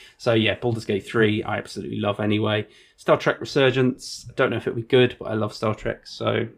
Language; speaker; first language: English; native; English